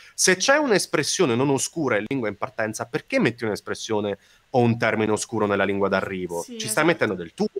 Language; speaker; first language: Italian; non-native, local second language; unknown